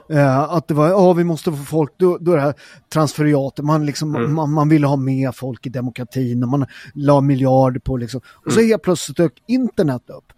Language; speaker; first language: Swedish; early bilingual, other home language; Italian